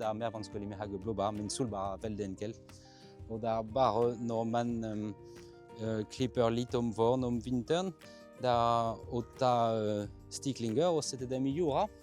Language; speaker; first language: Norwegian; non-native, fluent; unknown